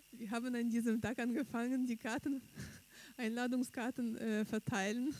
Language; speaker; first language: German; non-native, learner; Russian